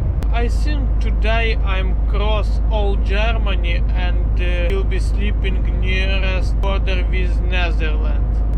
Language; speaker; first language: English; non-native, learner; Polish